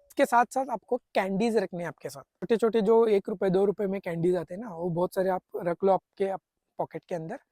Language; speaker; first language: Hindi; non-native, local second language; Marathi